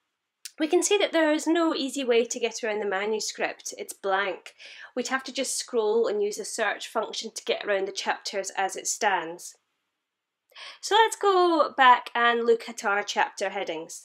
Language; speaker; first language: English; native; English